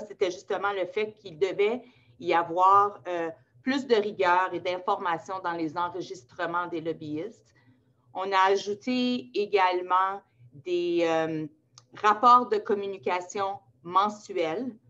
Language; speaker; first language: French; native; French